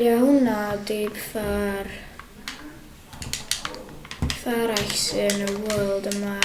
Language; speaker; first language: Welsh; native; Welsh